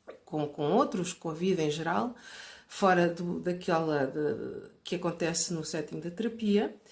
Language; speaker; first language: Portuguese; native; Portuguese